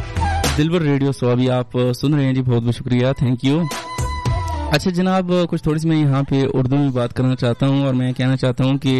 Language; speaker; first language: Hindi; non-native, local second language; Pashto